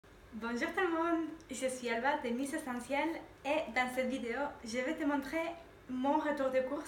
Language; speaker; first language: French; non-native, fluent; Spanish